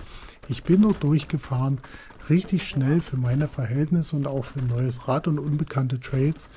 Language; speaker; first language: German; native; German